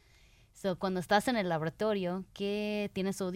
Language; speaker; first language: Spanish; early bilingual, heritage; Spanish